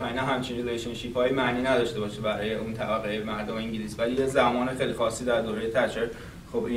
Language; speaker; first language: Persian; native; Persian